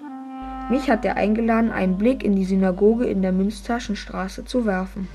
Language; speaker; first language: German; native; German